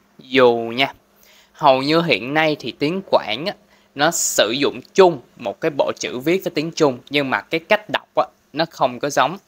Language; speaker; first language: Vietnamese; non-native, local second language; Cantonese